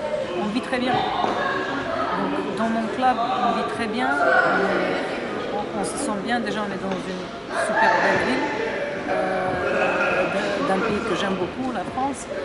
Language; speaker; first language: French; non-native, fluent; Serbian